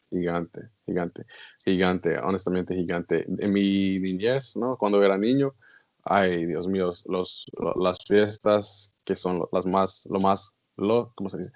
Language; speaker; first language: Spanish; non-native, learner; English